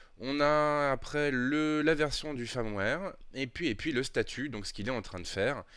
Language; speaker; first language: French; native; French